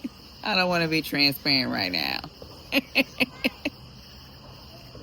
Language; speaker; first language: English; native; English